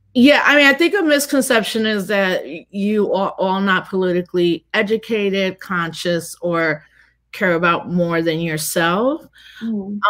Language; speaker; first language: English; native; English